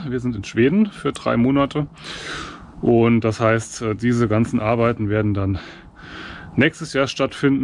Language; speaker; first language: German; native; German